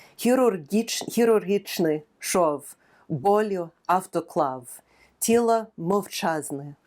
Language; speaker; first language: Ukrainian; non-native, fluent; English